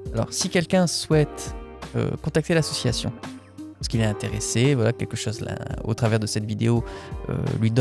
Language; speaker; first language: French; native; French